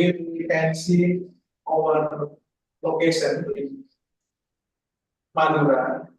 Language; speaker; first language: English; non-native, fluent; Indonesian